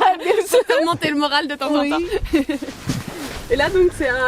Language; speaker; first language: French; native; French